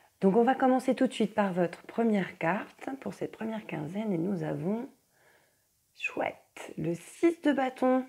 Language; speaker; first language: French; native; French